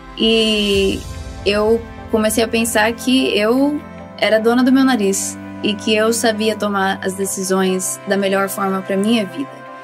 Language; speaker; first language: Portuguese; early bilingual, heritage; Portuguese